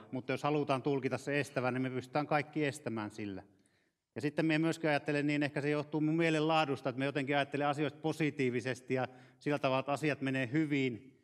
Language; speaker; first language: Finnish; native; Finnish